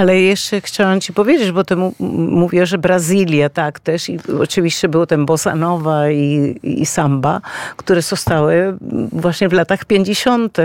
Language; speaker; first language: Polish; non-native, fluent; Spanish